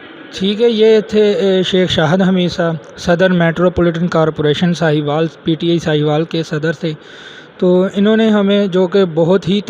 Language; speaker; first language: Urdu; non-native, local second language; Punjabi